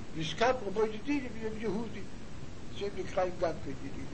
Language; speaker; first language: Hebrew; non-native, fluent; Yiddish